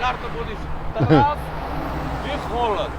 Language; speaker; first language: Russian; non-native, learner; Armenian